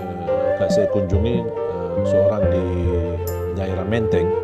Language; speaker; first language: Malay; non-native, fluent; Arabic